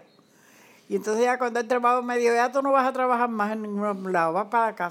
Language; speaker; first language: Spanish; native; Spanish